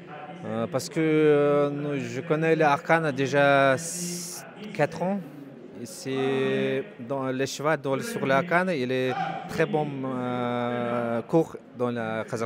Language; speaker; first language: French; non-native, learner; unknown